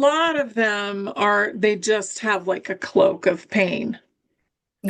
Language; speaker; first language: English; native; English